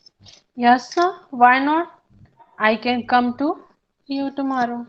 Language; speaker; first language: English; non-native, learner; Hindi